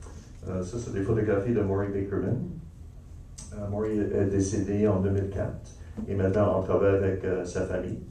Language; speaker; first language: French; non-native, local second language; English